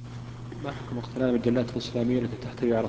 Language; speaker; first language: Arabic; native; Arabic